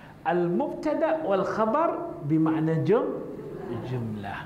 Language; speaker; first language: Arabic; non-native, fluent; Malay